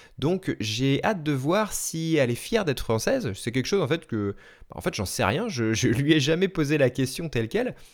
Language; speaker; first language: French; native; French